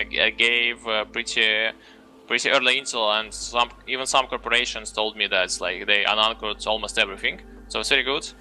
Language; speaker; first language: English; non-native, fluent; Russian